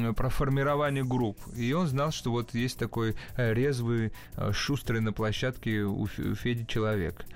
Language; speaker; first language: Russian; early bilingual, other home language; Georgian